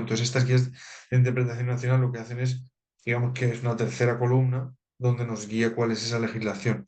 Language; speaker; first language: Spanish; native; Spanish